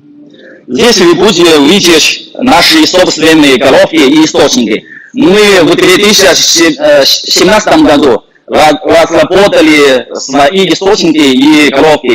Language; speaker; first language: Russian; non-native, fluent; Chinese